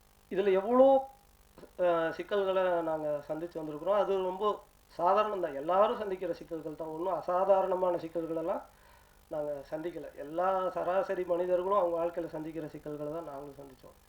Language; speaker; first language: Tamil; native; Tamil